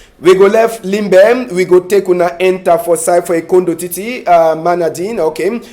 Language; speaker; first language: Nigerian Pidgin; native; Nigerian Pidgin